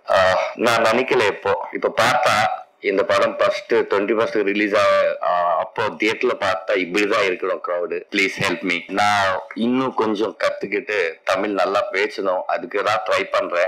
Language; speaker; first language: Tamil; non-native, learner; Telugu